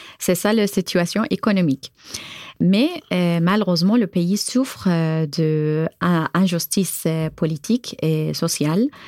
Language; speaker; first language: French; non-native, fluent; Arabic